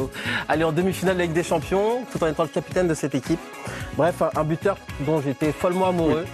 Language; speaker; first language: French; native; French